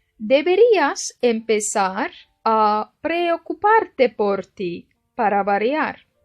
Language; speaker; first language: Spanish; non-native, fluent; Turkish